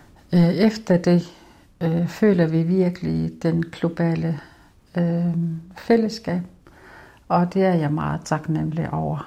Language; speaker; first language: Danish; non-native, local second language; Kalaallisut